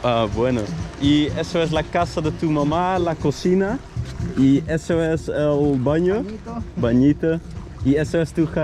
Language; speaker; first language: Spanish; non-native, learner; Dutch